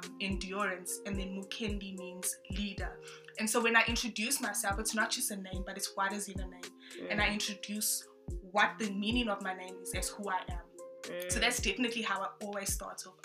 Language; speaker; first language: English; non-native, local second language; French